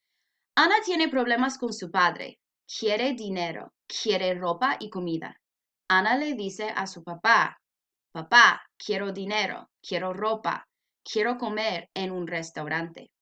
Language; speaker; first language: Spanish; non-native, fluent; English